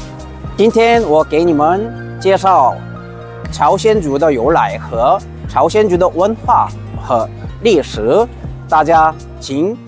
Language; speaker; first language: Chinese; non-native, fluent; Korean